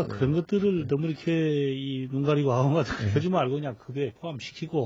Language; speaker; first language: Korean; native; Korean